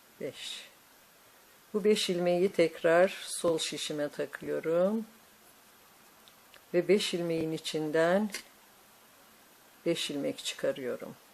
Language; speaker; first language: Turkish; native; Turkish